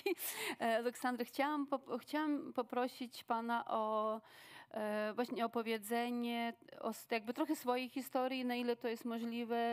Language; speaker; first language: Polish; non-native, fluent; Ukrainian